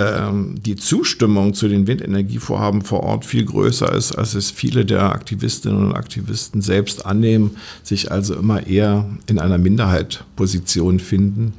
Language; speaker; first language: German; native; German